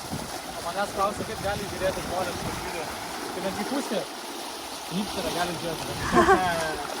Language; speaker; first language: Lithuanian; native; Lithuanian